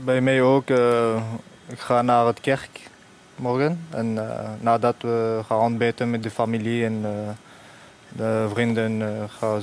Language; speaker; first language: Dutch; non-native, fluent; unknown